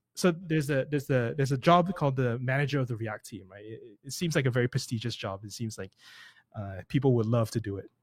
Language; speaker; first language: English; native; English